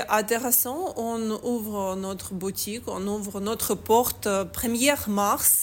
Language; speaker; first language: French; non-native, learner; Ukrainian